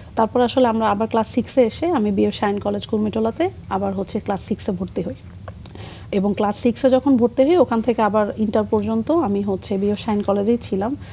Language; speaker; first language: Bangla; native; Bangla